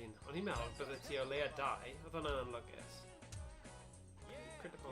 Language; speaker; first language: Welsh; native; Welsh